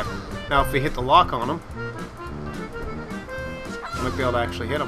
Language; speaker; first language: English; native; English